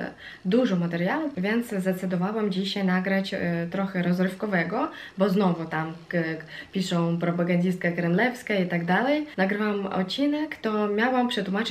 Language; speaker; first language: Polish; non-native, fluent; Russian